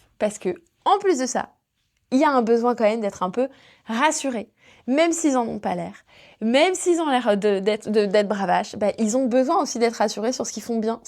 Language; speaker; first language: French; native; French